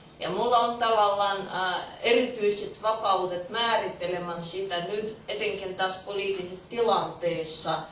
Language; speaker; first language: Finnish; non-native, fluent; Russian